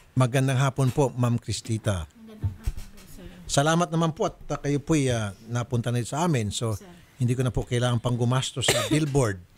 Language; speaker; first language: Filipino; native; Filipino